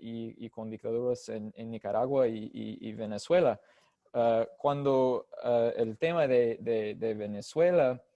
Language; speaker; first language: Spanish; non-native, fluent; English